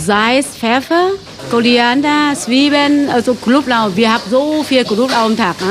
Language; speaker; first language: German; non-native, local second language; Vietnamese